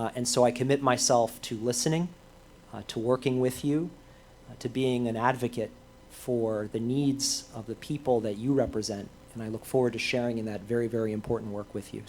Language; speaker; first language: English; native; English